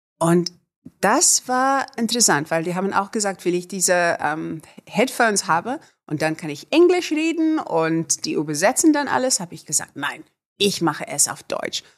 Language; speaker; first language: German; non-native, fluent; Afrikaans